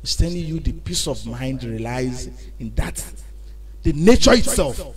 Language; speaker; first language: English; non-native, local second language; Yoruba